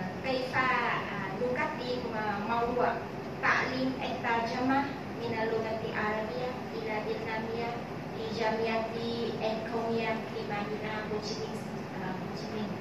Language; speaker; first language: Arabic; non-native, fluent; Vietnamese